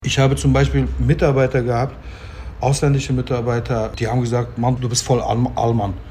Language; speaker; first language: German; early bilingual, other home language; Turkish